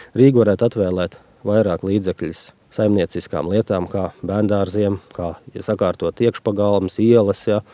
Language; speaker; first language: Latvian; native; Latvian